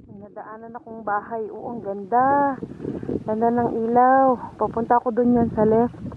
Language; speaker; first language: Filipino; non-native, local second language; Pampanga